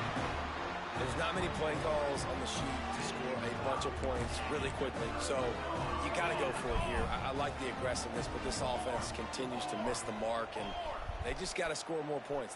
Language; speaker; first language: English; native; English